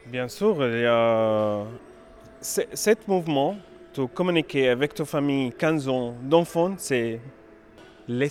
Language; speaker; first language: French; non-native, learner; Arabic